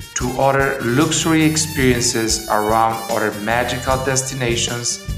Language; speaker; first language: English; non-native, fluent; Spanish